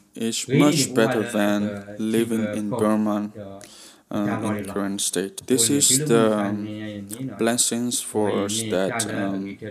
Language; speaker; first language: English; non-native, fluent; Burmese